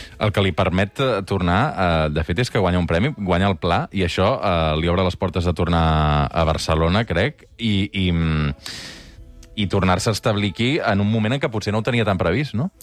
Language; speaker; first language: Catalan; native; Catalan